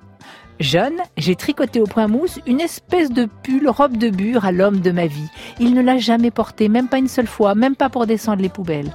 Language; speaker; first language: French; native; French